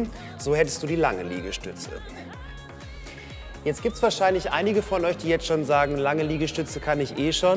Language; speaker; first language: German; native; German